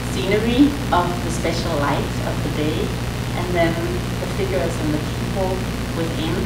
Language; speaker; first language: English; non-native, fluent; Danish